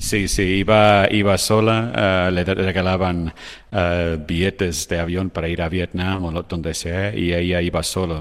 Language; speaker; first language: Spanish; non-native, fluent; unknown